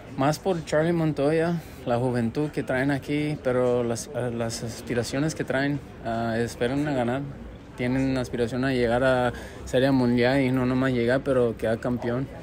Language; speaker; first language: Spanish; early bilingual, heritage; Spanish